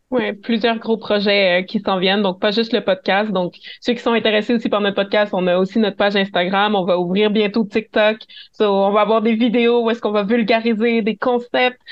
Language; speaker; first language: French; native; French